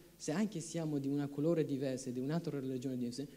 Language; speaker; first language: Italian; non-native, fluent; Kurdish